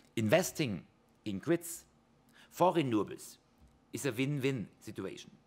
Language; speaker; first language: English; non-native, fluent; German